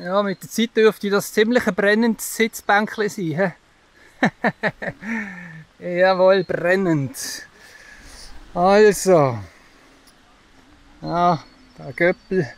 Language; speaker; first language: German; native; German